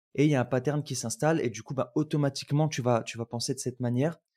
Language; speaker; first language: French; native; French